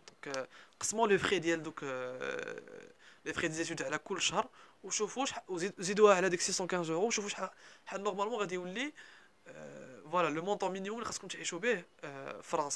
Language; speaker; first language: Arabic; native; Arabic